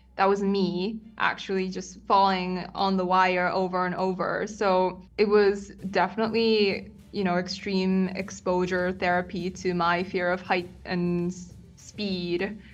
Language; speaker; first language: English; non-native, fluent; Japanese